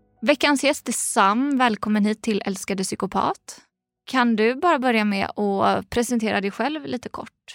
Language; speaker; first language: Swedish; native; Swedish